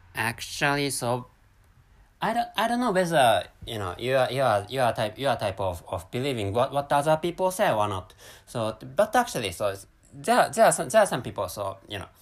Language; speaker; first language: English; non-native, learner; Japanese